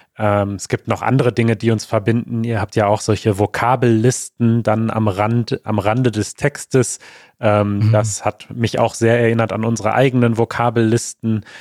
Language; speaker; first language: German; native; German